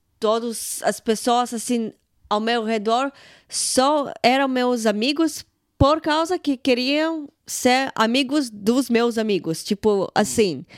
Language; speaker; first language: Portuguese; non-native, fluent; Russian